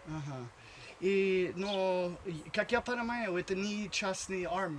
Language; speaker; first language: Russian; non-native, learner; English